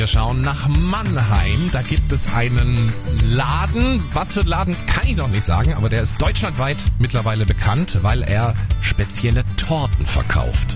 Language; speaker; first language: German; native; German